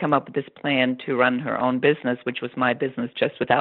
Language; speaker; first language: English; non-native, fluent; German